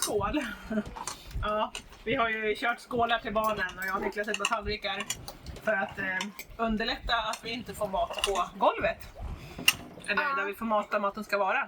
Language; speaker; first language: Swedish; native; Swedish